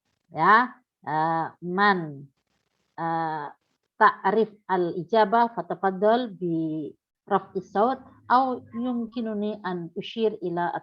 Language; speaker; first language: Arabic; non-native, fluent; Indonesian